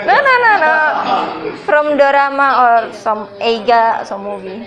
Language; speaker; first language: English; non-native, learner; Indonesian